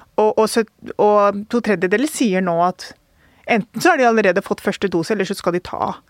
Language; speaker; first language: Norwegian; early bilingual, other home language; Urdu